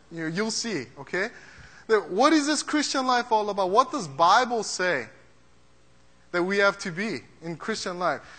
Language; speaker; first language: English; early bilingual, other home language; Korean